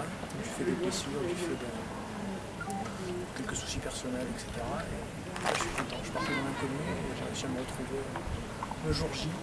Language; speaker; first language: French; native; French